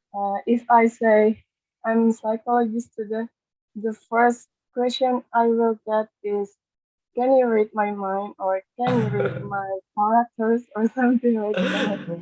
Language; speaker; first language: English; non-native, learner; Indonesian